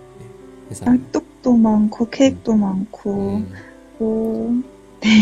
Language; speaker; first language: Korean; non-native, learner; Chinese